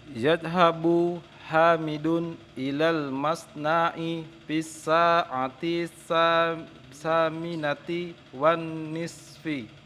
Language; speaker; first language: Arabic; non-native, learner; Indonesian